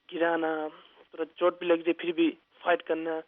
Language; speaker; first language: Urdu; early bilingual, other home language; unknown